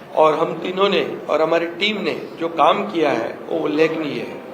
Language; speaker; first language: Hindi; non-native, local second language; Marathi